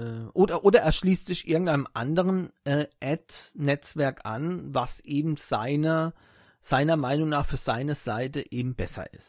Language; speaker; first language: German; native; German